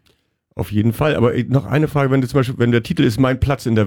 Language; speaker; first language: German; native; German